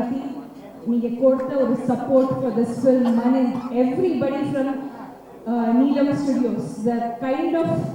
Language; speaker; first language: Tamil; non-native, learner; Malayalam